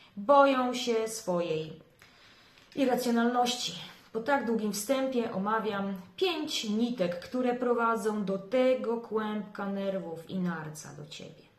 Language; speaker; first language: Polish; native; Polish